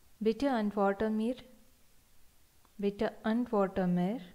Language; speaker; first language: German; non-native, fluent; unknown